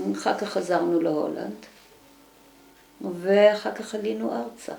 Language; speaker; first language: Hebrew; early bilingual, other home language; Dutch